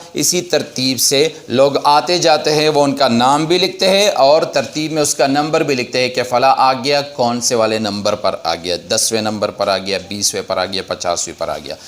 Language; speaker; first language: Urdu; non-native, local second language; Pashto